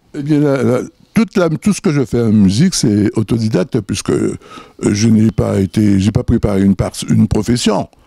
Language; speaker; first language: French; native; French